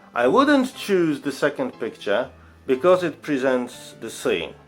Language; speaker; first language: English; non-native, fluent; Polish